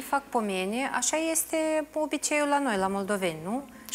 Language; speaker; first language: Romanian; native; Romanian